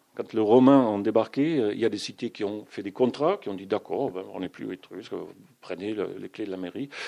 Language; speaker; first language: French; non-native, fluent; German